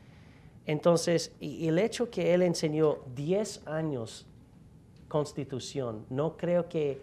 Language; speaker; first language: Spanish; non-native, fluent; English